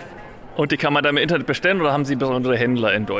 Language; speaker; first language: German; native; German